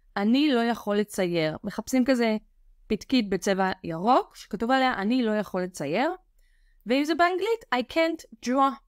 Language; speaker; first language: Hebrew; native; Hebrew